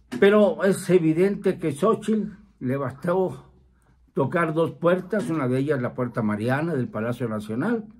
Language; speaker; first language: Spanish; native; Spanish